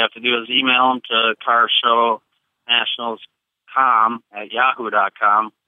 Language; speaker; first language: English; native; English